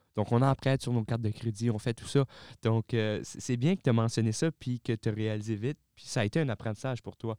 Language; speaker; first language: French; native; French